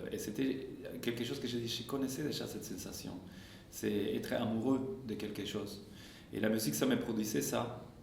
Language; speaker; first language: French; non-native, fluent; Spanish